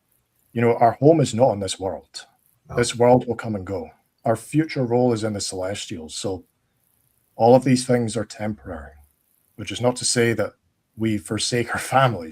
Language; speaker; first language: English; native; English